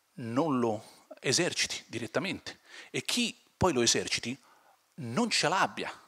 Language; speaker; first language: Italian; native; Italian